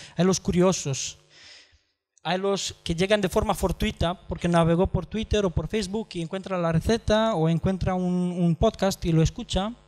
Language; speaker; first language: Spanish; non-native, fluent; Romanian